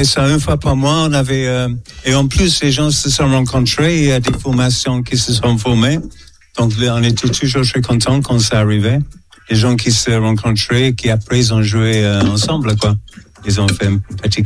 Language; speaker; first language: French; non-native, fluent; English